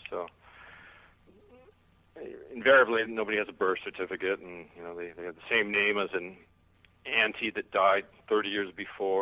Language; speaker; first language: English; native; English